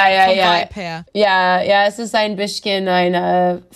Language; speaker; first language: German; non-native, learner; English